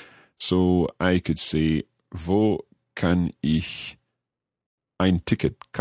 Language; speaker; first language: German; non-native, learner; English